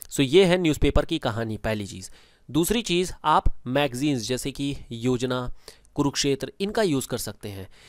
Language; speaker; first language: Hindi; native; Hindi